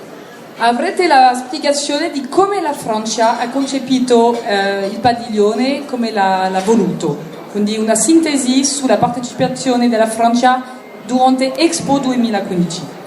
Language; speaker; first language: Italian; non-native, learner; French